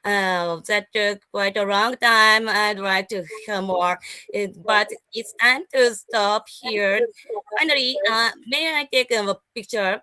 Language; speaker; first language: English; non-native, learner; Japanese